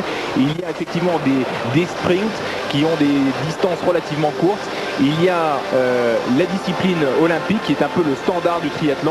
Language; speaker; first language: French; native; French